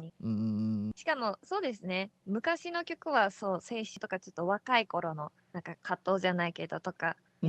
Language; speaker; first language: Japanese; native; Japanese